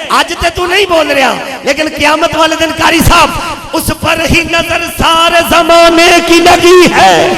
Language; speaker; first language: Urdu; non-native, local second language; Punjabi